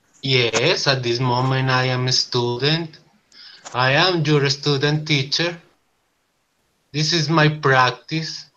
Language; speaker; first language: English; non-native, learner; Spanish